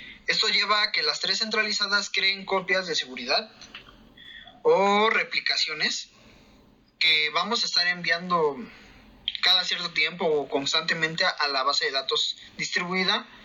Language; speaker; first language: Spanish; native; Spanish